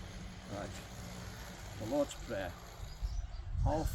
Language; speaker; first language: English; native; English